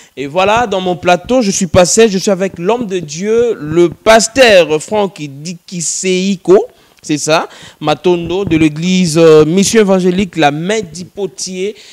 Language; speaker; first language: French; non-native, local second language; Lingala